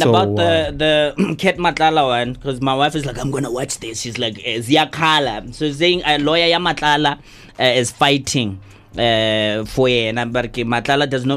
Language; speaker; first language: English; non-native, local second language; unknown